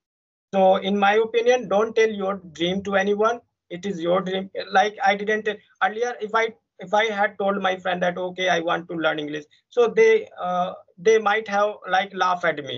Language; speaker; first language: English; non-native, fluent; Hindi